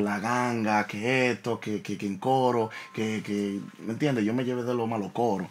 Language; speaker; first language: Spanish; early bilingual, heritage; Spanish